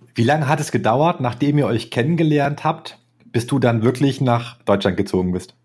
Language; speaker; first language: German; native; German